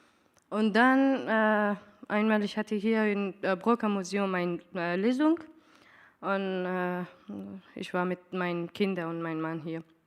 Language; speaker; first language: German; non-native, learner; Persian